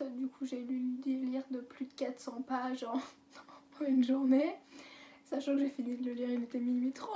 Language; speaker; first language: French; native; French